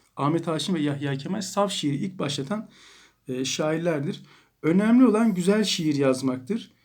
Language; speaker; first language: Turkish; native; Turkish